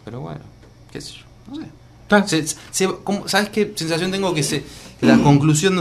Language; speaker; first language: Spanish; native; Spanish